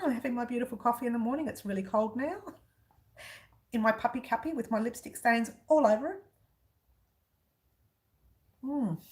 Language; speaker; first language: English; native; English